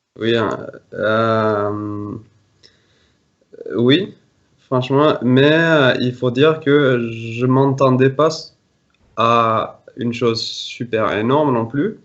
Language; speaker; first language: French; non-native, fluent; Norwegian